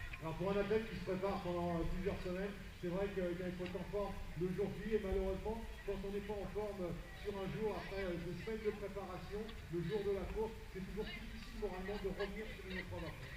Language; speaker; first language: French; native; French